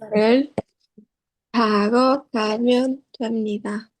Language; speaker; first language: Korean; non-native, learner; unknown